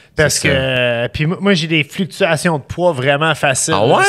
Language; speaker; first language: French; native; French